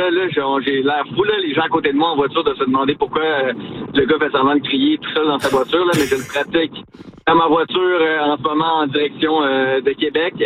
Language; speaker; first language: French; native; French